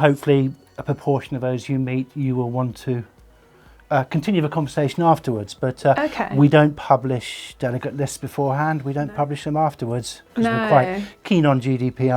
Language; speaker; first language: English; native; English